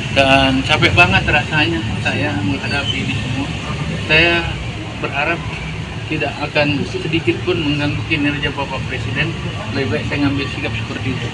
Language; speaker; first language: Indonesian; native; Indonesian